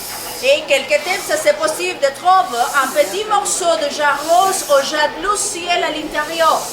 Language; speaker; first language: French; non-native, learner; Spanish